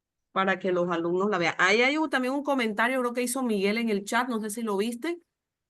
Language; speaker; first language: Spanish; native; Spanish